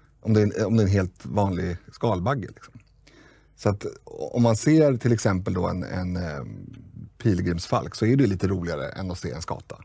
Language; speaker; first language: Swedish; native; Swedish